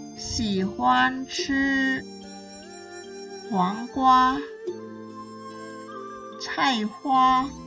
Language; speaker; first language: Chinese; non-native, fluent; Indonesian